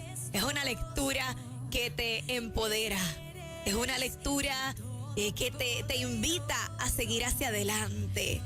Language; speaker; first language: Spanish; native; Spanish